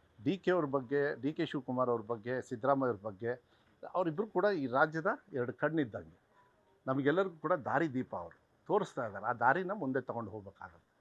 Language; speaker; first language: Kannada; native; Kannada